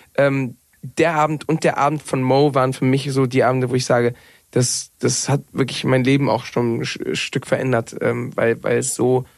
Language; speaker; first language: German; non-native, fluent; Spanish